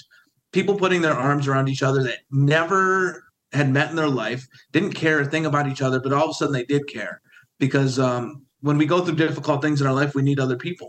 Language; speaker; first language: English; native; English